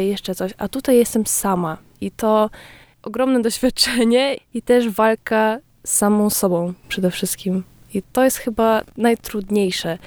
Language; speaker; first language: Polish; early bilingual, heritage; Polish